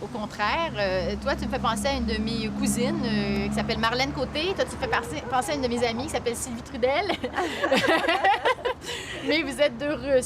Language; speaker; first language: French; native; French